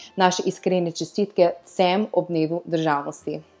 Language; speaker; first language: Slovenian; early bilingual, heritage; Slovenian